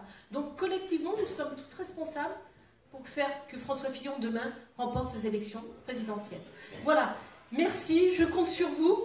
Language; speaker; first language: French; native; French